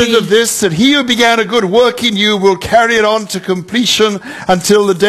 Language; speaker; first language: English; native; English